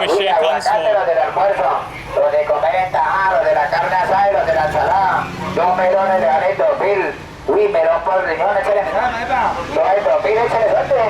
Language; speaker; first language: Spanish; native; Spanish